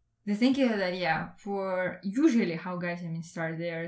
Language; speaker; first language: English; non-native, fluent; Russian